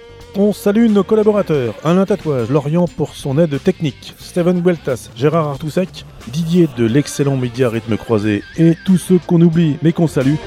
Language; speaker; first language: French; native; French